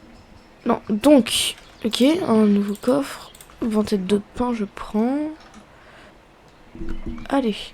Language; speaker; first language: French; native; French